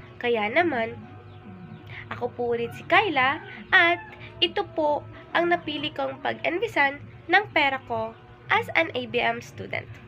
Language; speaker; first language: Filipino; native; Filipino